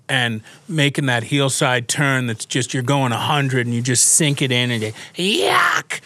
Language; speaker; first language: English; native; English